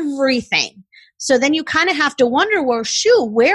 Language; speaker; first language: English; native; English